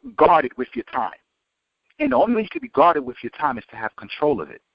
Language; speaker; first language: English; native; English